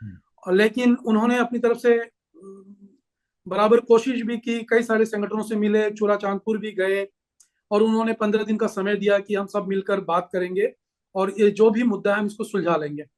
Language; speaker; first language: Hindi; native; Hindi